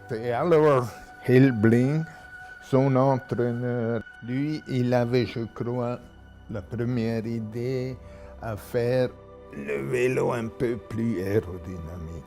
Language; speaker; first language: French; non-native, local second language; German